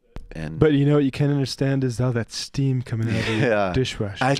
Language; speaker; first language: English; native; English